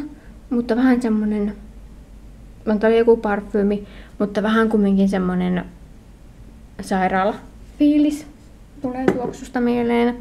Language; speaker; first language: Finnish; native; Finnish